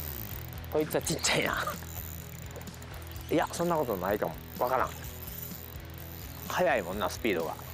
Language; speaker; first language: Japanese; native; Japanese